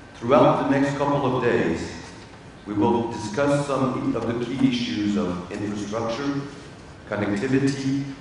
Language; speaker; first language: English; non-native, fluent; French